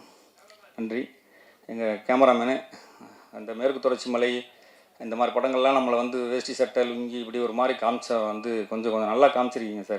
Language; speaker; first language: Tamil; native; Tamil